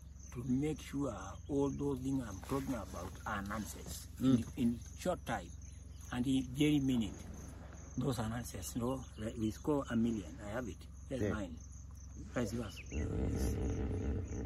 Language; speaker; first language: English; non-native, local second language; Masai